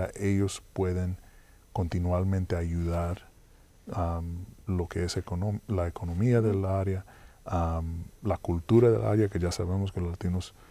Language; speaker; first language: Spanish; early bilingual, heritage; Spanish